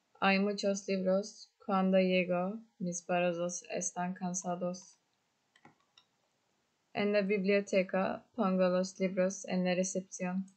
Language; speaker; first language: Spanish; non-native, learner; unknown